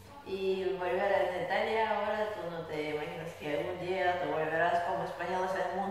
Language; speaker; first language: Spanish; non-native, learner; Russian